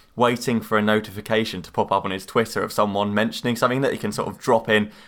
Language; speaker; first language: English; native; English